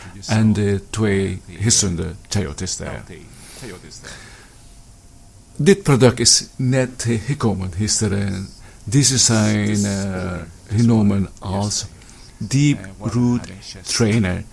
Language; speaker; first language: Dutch; non-native, learner; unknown